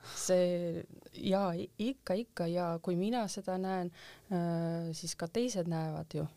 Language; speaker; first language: Estonian; non-native, local second language; Russian